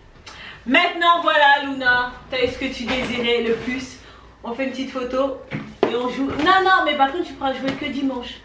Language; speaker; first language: French; native; French